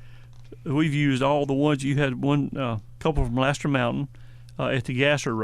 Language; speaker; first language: English; native; English